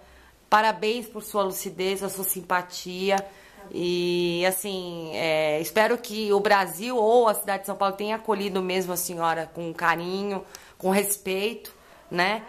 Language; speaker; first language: Portuguese; native; Portuguese